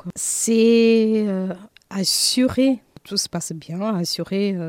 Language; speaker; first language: French; non-native, fluent; Portuguese